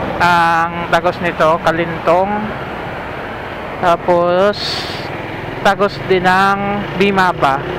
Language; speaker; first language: Filipino; non-native, local second language; Bikol